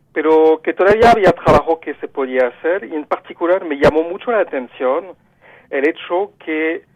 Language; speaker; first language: Spanish; non-native, fluent; French